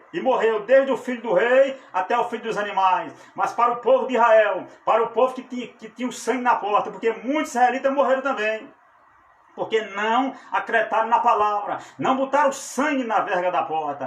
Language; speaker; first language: Portuguese; native; Portuguese